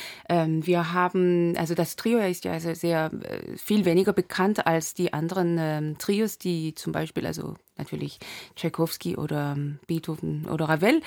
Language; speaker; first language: German; non-native, fluent; Korean